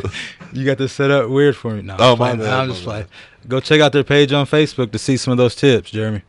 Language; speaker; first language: English; native; English